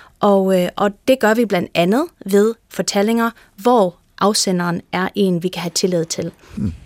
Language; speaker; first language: Danish; non-native, fluent; English